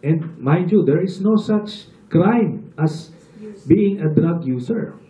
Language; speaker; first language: English; non-native, local second language; Filipino